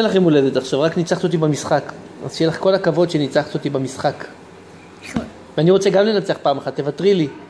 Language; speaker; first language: Hebrew; native; Hebrew